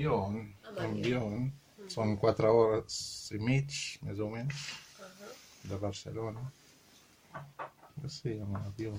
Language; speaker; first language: Catalan; non-native, fluent; Arabic